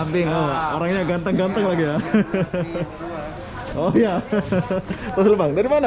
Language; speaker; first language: Malay; native; Malay